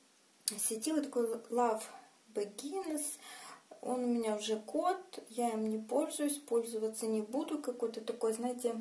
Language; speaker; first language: Russian; native; Russian